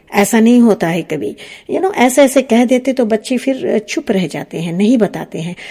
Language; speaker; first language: Hindi; early bilingual, heritage; Hindi